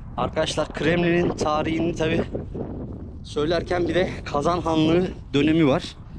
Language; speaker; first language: Turkish; native; Turkish